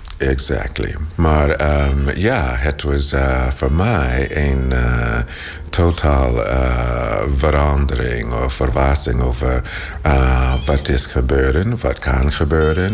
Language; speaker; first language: Dutch; non-native, learner; English